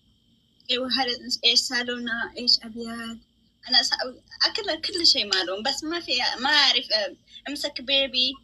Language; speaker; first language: Arabic; non-native, learner; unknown